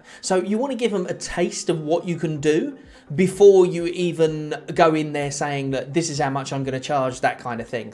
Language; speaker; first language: English; native; English